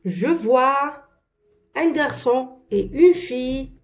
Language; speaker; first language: French; non-native, local second language; Arabic